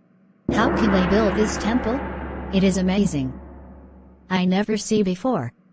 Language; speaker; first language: English; non-native, learner; Khmer